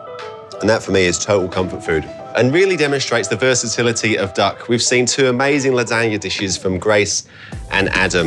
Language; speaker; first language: English; native; English